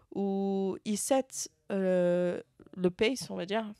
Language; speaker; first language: French; native; French